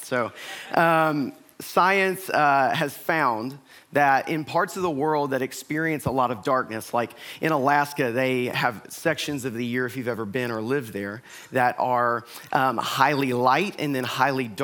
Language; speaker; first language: English; native; English